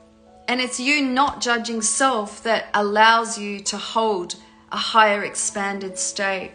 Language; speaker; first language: English; native; English